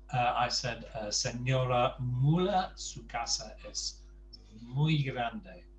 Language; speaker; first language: Spanish; non-native, fluent; English